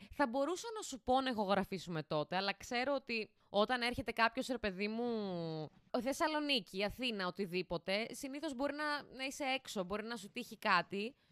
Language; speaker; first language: Greek; native; Greek